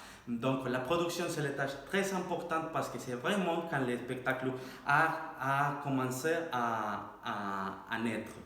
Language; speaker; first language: French; non-native, learner; Spanish